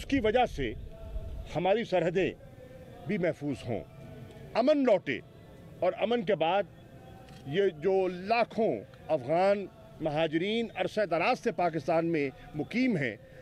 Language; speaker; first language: Urdu; non-native, local second language; Saraiki